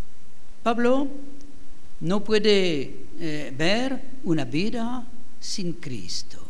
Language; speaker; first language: Spanish; non-native, fluent; French